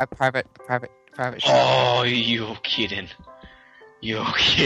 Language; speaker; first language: English; native; English